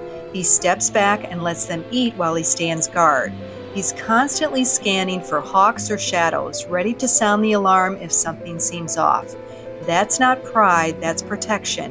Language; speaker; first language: English; native; English